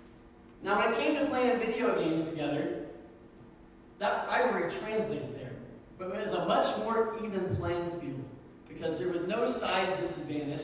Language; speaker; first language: English; native; English